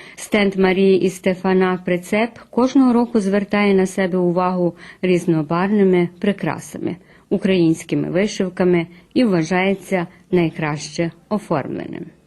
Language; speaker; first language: Ukrainian; early bilingual, heritage; Ukrainian